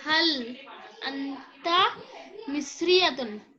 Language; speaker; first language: Arabic; non-native, learner; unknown